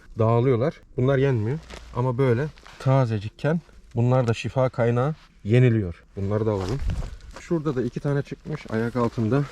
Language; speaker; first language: Turkish; early bilingual, heritage; Turkish